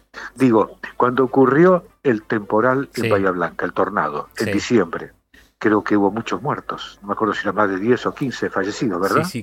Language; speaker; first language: Spanish; native; Spanish